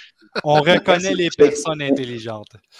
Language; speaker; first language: French; native; French